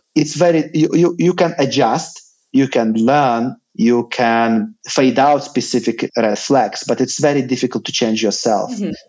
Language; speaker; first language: English; non-native, fluent; Lithuanian